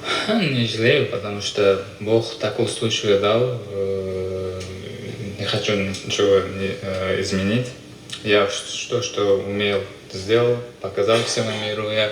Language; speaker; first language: Russian; non-native, local second language; Uzbek